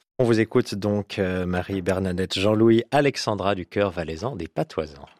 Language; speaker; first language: French; native; French